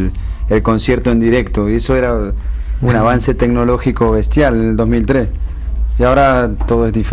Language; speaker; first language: Spanish; native; Spanish